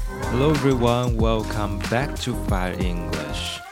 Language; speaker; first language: English; non-native, fluent; Chinese